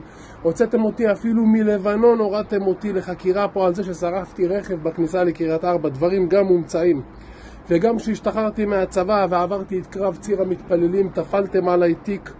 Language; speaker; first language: Hebrew; native; Hebrew